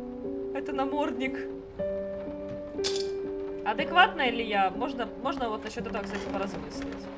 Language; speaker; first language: Russian; native; Russian